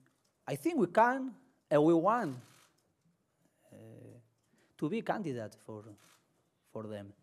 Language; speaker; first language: English; non-native, learner; Spanish